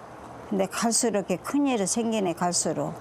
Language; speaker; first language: Korean; native; Korean